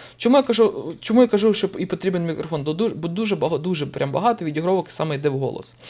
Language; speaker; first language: Ukrainian; native; Ukrainian